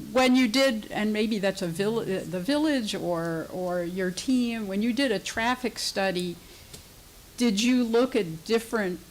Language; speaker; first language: English; native; English